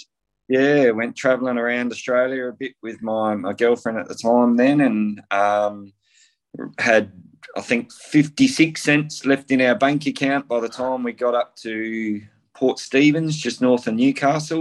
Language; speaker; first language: English; native; English